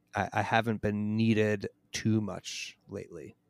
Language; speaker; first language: English; native; English